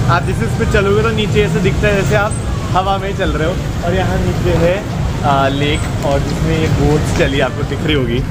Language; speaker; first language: Hindi; native; Hindi